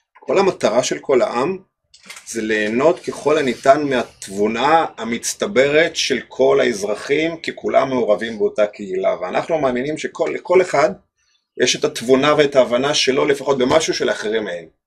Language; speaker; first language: Hebrew; non-native, fluent; Russian